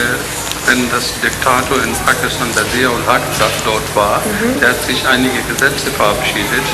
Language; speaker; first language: German; non-native, learner; Urdu